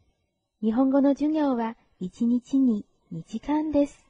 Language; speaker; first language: Japanese; non-native, fluent; Chinese